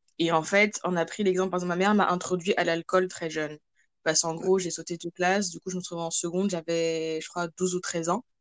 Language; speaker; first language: French; early bilingual, other home language; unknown